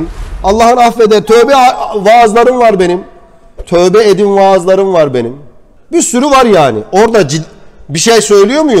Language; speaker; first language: Turkish; native; Turkish